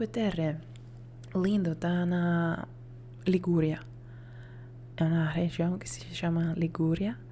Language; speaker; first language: Portuguese; non-native, learner; Italian